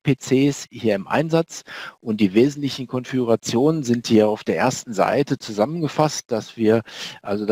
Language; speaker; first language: German; native; German